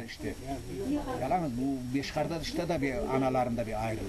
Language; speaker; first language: Turkish; native; Turkish